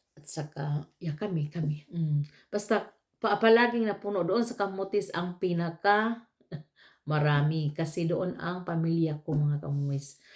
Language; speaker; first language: Filipino; non-native, local second language; Cebuano